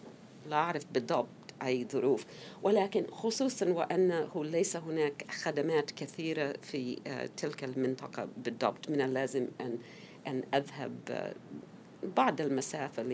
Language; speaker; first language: Arabic; non-native, fluent; English